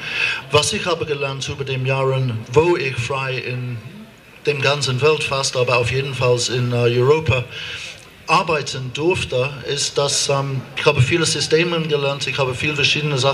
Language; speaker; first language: German; non-native, fluent; English